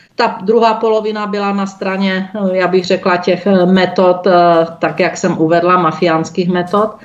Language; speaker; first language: Czech; native; Czech